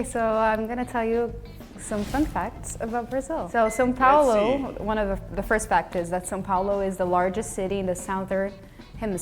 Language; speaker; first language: English; non-native, fluent; Portuguese